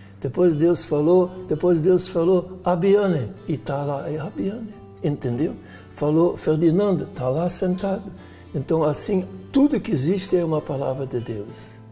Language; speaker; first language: Portuguese; non-native, fluent; Dutch